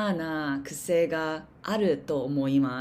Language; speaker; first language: Japanese; non-native, learner; English